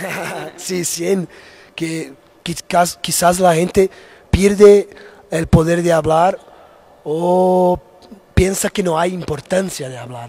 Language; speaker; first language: Spanish; non-native, fluent; Portuguese